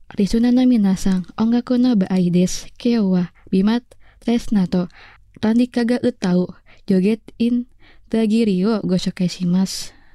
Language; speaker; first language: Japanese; non-native, learner; Indonesian